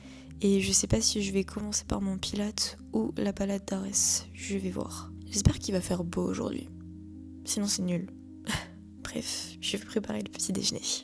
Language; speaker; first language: French; native; French